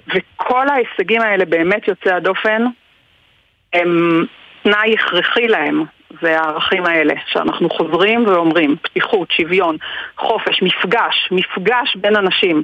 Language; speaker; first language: Hebrew; native; Hebrew